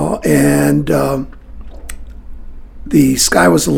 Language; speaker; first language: English; early bilingual, other home language; French